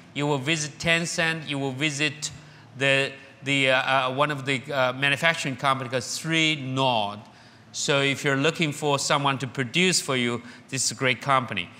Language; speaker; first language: English; non-native, fluent; Chinese